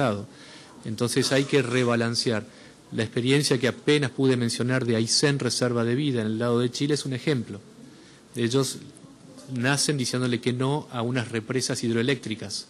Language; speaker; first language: Spanish; native; Spanish